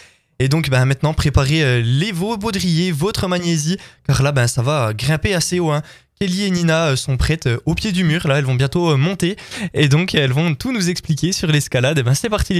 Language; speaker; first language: French; native; French